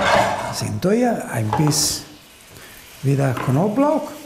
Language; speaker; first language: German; non-native, learner; Italian